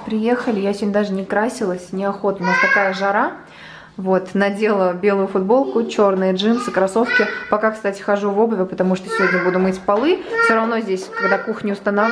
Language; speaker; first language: Russian; native; Russian